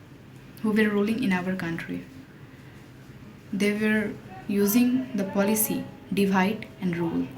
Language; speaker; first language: English; non-native, local second language; Hindi